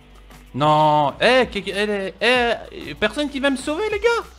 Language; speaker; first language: French; native; French